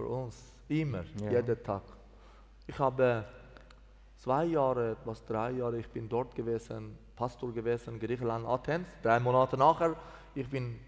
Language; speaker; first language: German; non-native, learner; Persian